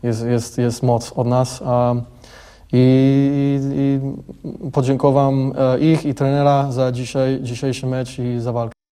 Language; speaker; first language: Polish; early bilingual, heritage; English